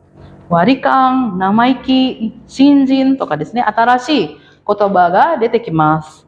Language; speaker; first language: Japanese; non-native, fluent; Indonesian